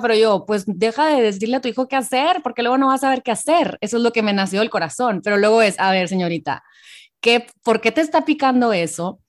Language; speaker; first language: Spanish; native; Spanish